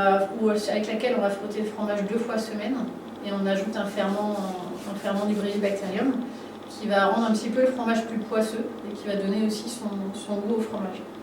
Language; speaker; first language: French; native; French